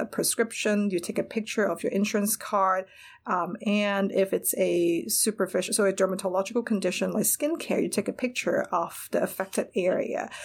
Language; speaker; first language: English; non-native, local second language; Cantonese